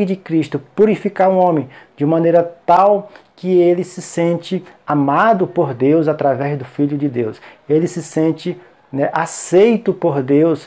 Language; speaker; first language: Portuguese; native; Portuguese